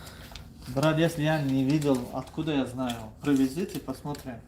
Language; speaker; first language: Russian; non-native, local second language; Tajik